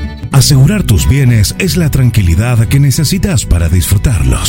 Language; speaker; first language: Spanish; native; Spanish